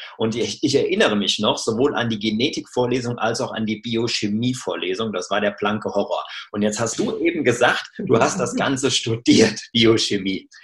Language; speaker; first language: German; native; German